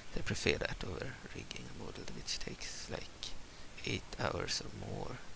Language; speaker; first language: English; non-native, fluent; Swedish